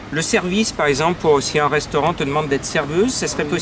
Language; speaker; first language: French; native; French